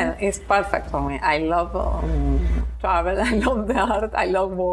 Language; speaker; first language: English; non-native, learner; Spanish